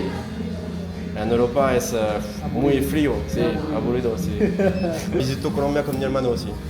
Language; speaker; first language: Spanish; non-native, learner; French